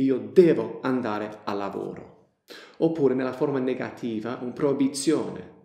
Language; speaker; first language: Italian; non-native, fluent; English